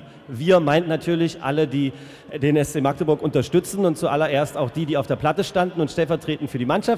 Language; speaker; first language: German; native; German